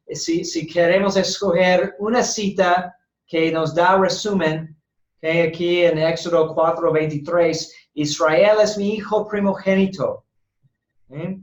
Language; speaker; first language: Spanish; non-native, fluent; English